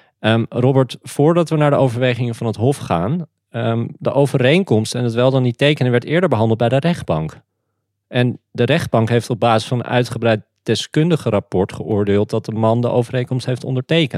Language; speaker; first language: Dutch; native; Dutch